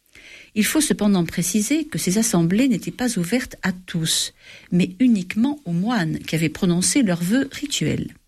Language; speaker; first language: French; native; French